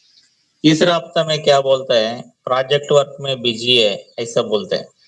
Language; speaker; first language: Hindi; non-native, local second language; Telugu